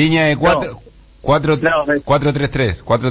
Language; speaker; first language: Spanish; native; Spanish